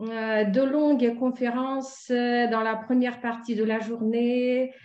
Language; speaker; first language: French; non-native, fluent; Russian